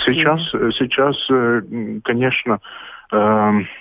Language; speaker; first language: Russian; non-native, local second language; Latvian